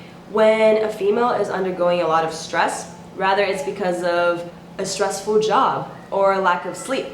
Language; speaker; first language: English; native; English